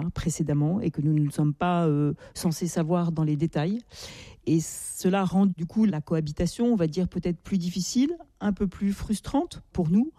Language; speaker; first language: French; native; French